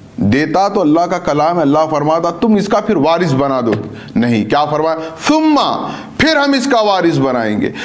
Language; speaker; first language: Urdu; native; Urdu